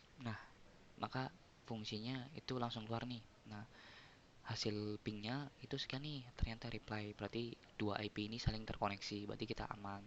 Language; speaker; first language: Indonesian; native; Indonesian